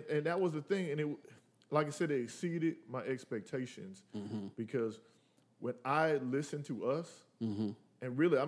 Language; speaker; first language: English; early bilingual, other home language; Spanish